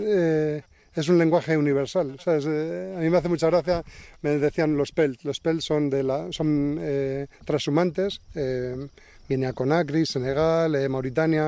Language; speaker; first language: Spanish; native; Spanish